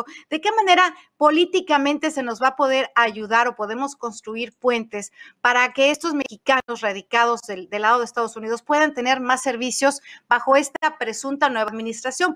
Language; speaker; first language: Spanish; native; Spanish